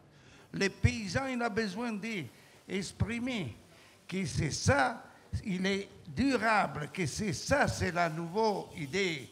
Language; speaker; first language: French; non-native, fluent; Italian